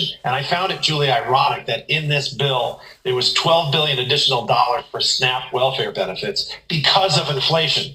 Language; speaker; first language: English; native; English